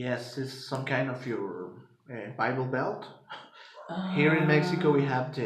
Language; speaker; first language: English; non-native, fluent; Spanish